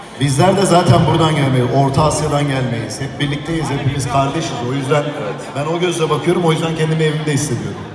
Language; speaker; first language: Turkish; native; Turkish